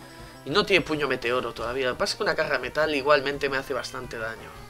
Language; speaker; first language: Spanish; native; Spanish